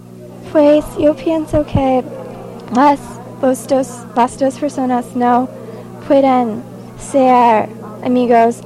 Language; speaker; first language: Spanish; non-native, learner; English